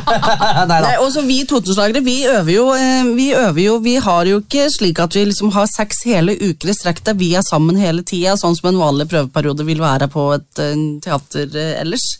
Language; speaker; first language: Norwegian; native; Norwegian